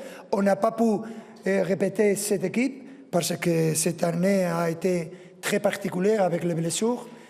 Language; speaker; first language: French; non-native, fluent; Spanish